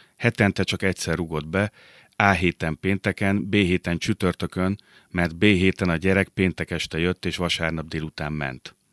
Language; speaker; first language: Hungarian; native; Hungarian